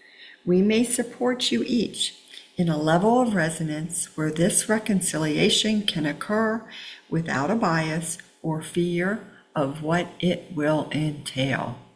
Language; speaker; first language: English; native; English